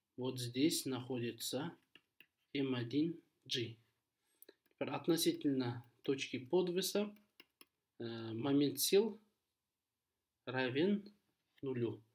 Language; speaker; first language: Russian; non-native, local second language; Kazakh